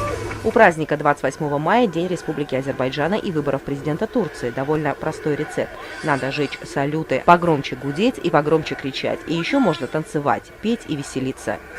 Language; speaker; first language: Russian; native; Russian